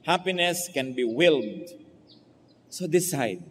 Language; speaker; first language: English; non-native, local second language; Filipino